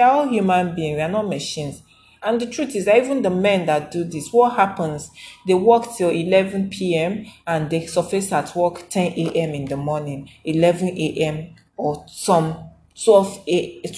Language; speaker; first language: English; non-native, local second language; Igbo